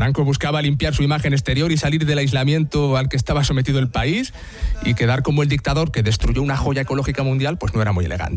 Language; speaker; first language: Spanish; native; Spanish